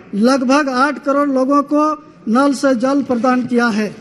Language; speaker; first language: Hindi; native; Hindi